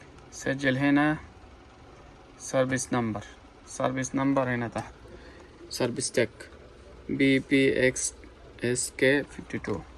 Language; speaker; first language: Arabic; non-native, learner; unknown